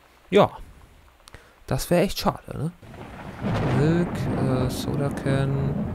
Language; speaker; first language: German; native; German